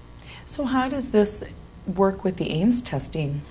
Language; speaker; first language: English; native; English